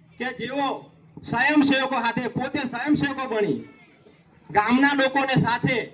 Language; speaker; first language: Gujarati; native; Gujarati